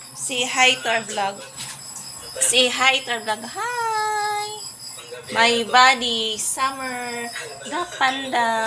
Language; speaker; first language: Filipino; non-native, local second language; Cebuano